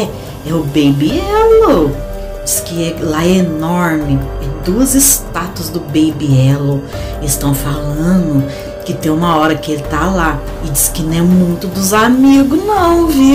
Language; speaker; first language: Portuguese; native; Portuguese